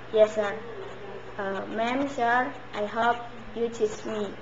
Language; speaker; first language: English; non-native, learner; Indonesian